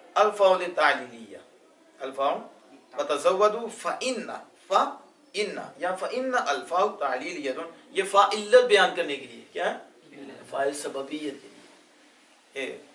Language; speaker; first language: Urdu; non-native, local second language; Punjabi